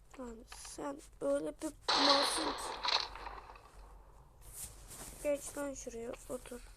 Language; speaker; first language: Turkish; native; Turkish